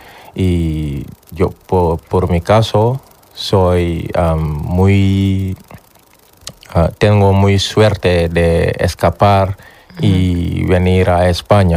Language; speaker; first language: Spanish; non-native, learner; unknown